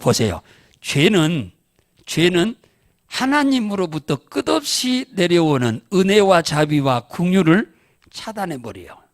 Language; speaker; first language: Korean; native; Korean